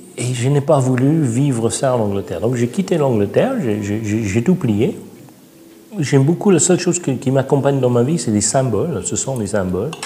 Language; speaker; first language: French; non-native, fluent; English